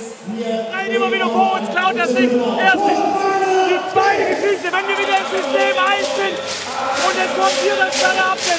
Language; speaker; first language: German; native; German